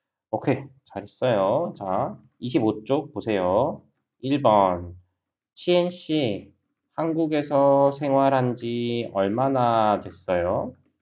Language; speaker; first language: Korean; native; Korean